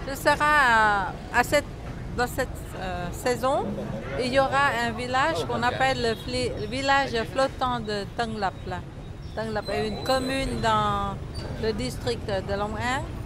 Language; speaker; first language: French; non-native, fluent; Vietnamese